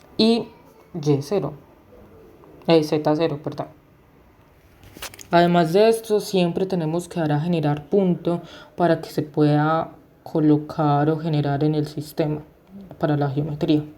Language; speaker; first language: Spanish; native; Spanish